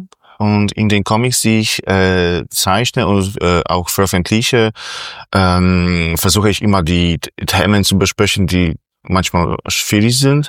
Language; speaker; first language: German; non-native, fluent; Polish